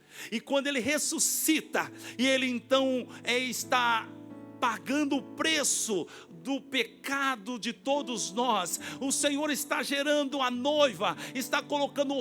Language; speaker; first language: Portuguese; native; Portuguese